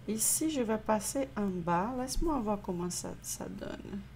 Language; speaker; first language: French; non-native, fluent; Portuguese